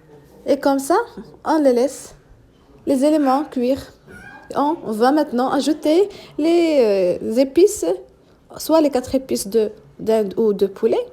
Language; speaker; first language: French; non-native, local second language; Arabic